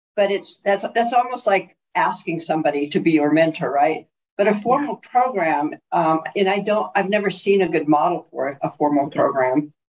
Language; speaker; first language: English; native; English